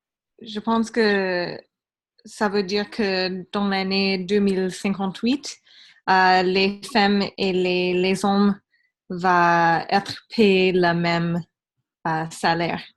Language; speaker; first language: French; non-native, learner; English